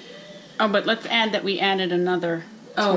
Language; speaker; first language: English; native; English